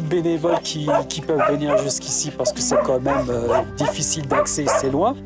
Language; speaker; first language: French; native; French